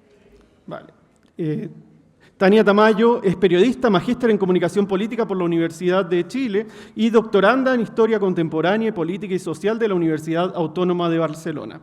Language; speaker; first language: Spanish; native; Spanish